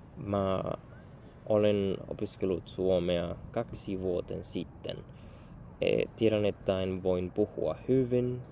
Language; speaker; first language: Finnish; non-native, learner; Spanish